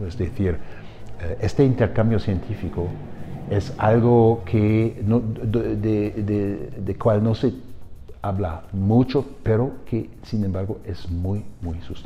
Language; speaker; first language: Spanish; non-native, fluent; German